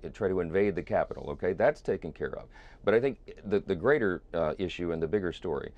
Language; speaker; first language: English; native; English